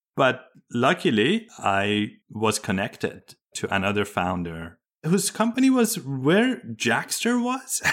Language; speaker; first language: English; early bilingual, other home language; Persian